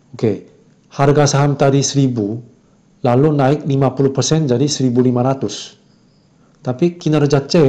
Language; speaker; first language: Indonesian; non-native, fluent; Korean